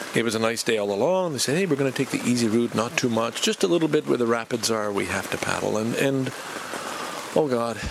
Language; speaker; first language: English; native; English